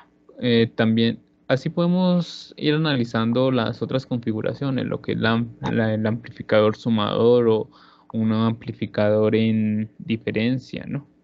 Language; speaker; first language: Spanish; native; Spanish